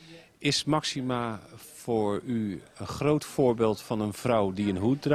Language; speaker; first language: Dutch; native; Dutch